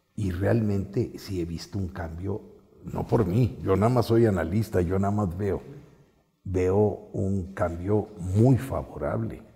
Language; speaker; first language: Spanish; native; Spanish